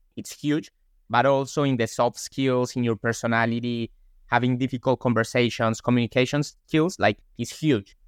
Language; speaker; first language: English; non-native, fluent; Spanish